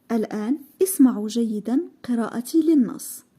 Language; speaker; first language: Arabic; native; Arabic